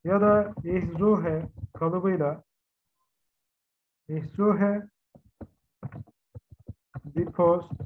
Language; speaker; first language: German; non-native, fluent; Turkish